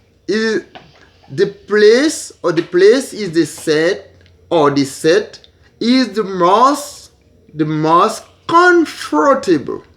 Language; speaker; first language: English; non-native, learner; Haitian Creole